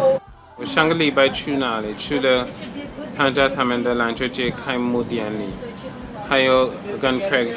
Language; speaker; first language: Chinese; non-native, fluent; English